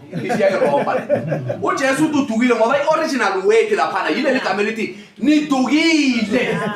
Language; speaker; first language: Zulu; native; Zulu